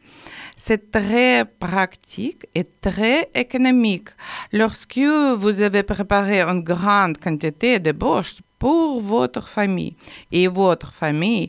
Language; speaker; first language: French; non-native, learner; Ukrainian